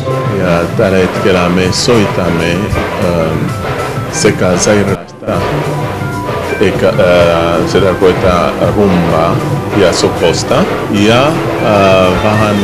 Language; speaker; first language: Finnish; non-native, fluent; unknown